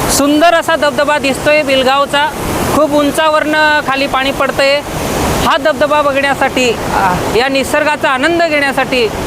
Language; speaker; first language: Marathi; non-native, local second language; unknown